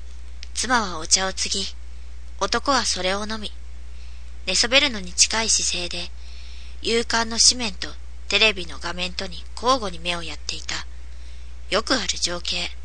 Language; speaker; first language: Japanese; native; Japanese